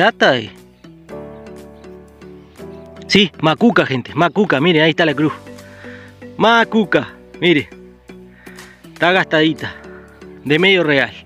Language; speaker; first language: Spanish; native; Spanish